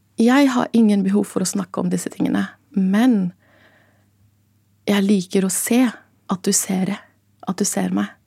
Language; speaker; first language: Norwegian; non-native, fluent; Arabic